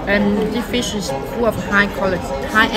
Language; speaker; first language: English; non-native, learner; Chinese